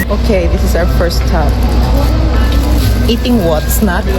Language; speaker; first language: English; non-native, local second language; Filipino